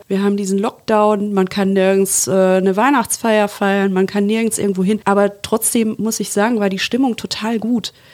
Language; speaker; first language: German; native; German